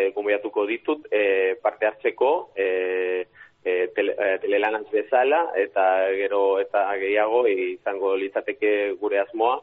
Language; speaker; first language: Basque; non-native, learner; Catalan